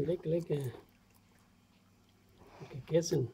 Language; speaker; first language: German; non-native, learner; Vietnamese